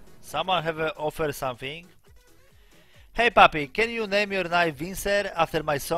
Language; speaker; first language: English; non-native, learner; Polish